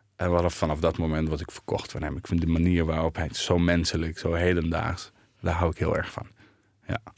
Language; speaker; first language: Dutch; early bilingual, other home language; Arabic